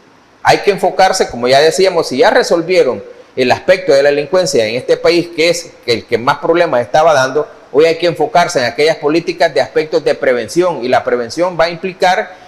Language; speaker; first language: Spanish; native; Spanish